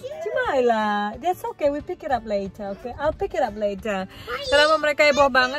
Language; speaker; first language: English; non-native, fluent; Indonesian